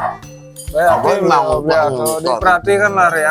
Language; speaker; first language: Indonesian; non-native, local second language; Balinese